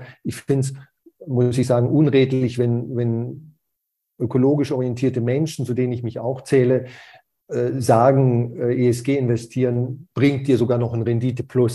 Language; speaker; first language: German; native; German